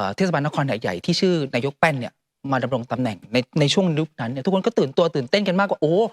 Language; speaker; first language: Thai; native; Thai